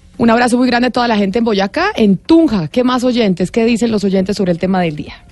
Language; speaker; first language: Spanish; native; Spanish